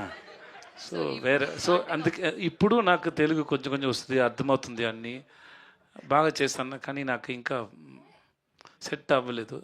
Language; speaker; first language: Telugu; non-native, learner; Tamil